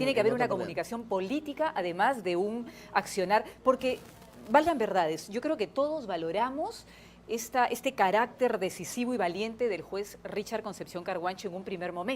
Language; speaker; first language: Spanish; native; Spanish